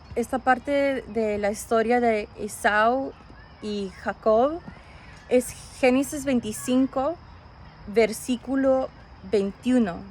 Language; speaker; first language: Spanish; early bilingual, other home language; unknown